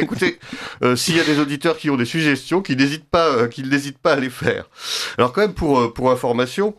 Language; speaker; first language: French; native; French